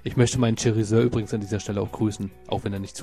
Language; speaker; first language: German; native; German